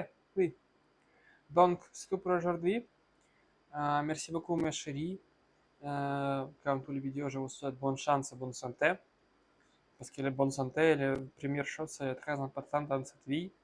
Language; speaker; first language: French; non-native, learner; Russian